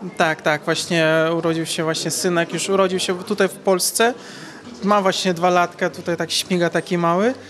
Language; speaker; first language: Polish; early bilingual, heritage; Polish